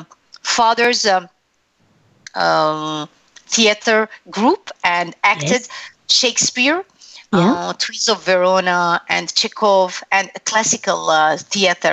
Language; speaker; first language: English; non-native, fluent; Arabic